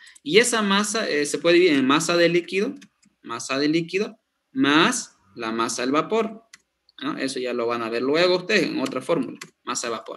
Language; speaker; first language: Spanish; native; Spanish